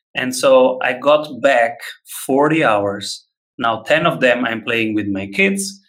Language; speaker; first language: English; non-native, fluent; Italian